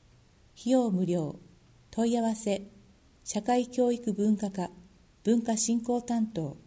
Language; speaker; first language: Japanese; native; Japanese